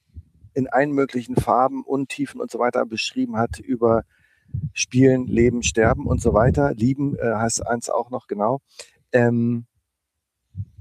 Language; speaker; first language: German; native; German